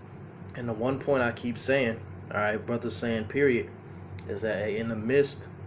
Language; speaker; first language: English; native; English